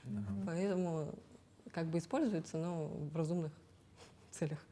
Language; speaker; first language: Russian; native; Russian